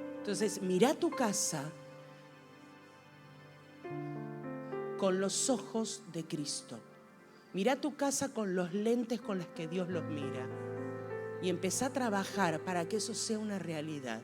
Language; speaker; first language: Spanish; native; Spanish